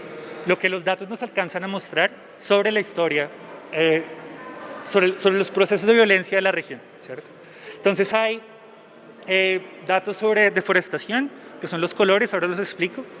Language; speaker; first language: Spanish; native; Spanish